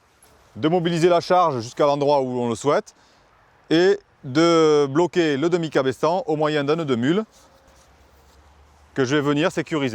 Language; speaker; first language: French; native; French